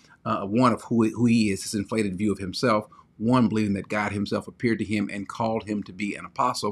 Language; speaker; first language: English; native; English